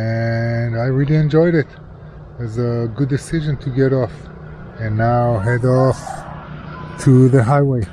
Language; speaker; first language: English; non-native, fluent; Hebrew